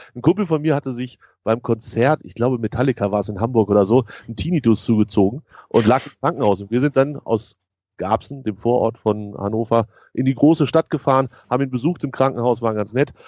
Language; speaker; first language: German; native; German